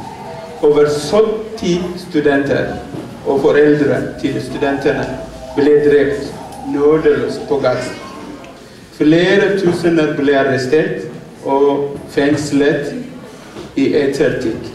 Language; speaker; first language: Norwegian; non-native, fluent; Oromo